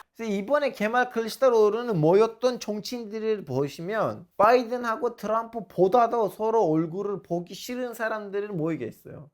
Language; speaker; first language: Korean; non-native, fluent; Turkish